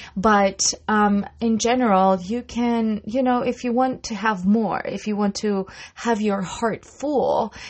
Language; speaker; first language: English; non-native, fluent; Russian